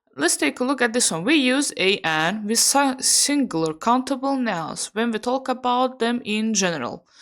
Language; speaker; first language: English; non-native, fluent; Azerbaijani